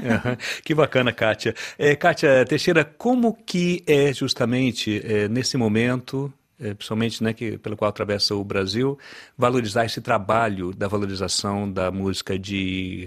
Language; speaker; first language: Portuguese; native; Portuguese